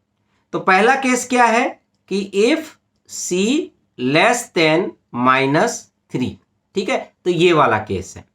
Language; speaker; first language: Hindi; native; Hindi